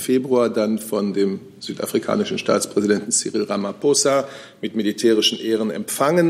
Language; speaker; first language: German; native; German